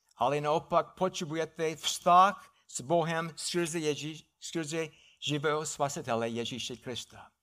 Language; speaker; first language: Czech; non-native, fluent; English